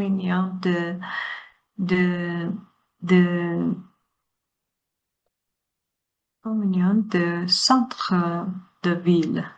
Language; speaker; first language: French; non-native, learner; Chinese